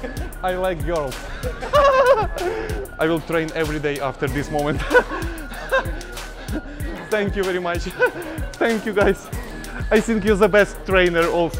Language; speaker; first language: English; non-native, learner; Russian